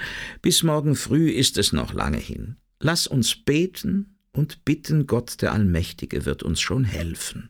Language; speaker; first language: German; native; German